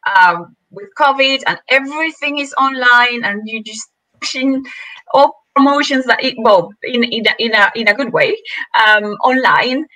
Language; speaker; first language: English; non-native, fluent; Spanish